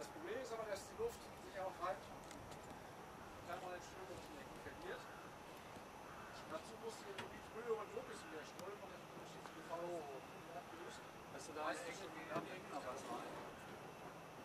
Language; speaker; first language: German; native; German